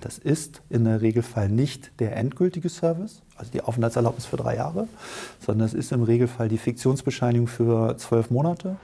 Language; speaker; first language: German; native; German